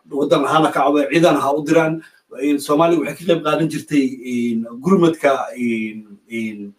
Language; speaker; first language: Somali; native; Somali